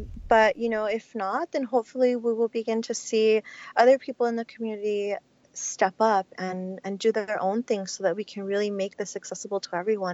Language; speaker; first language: English; early bilingual, other home language; Spanish